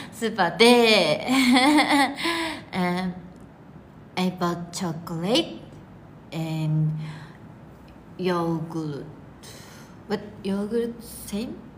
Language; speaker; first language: English; non-native, learner; Japanese